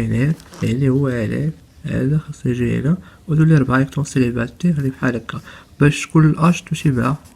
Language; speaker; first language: Arabic; native; Arabic